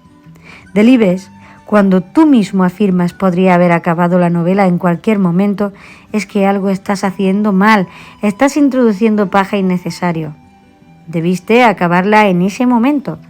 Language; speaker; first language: Spanish; native; Spanish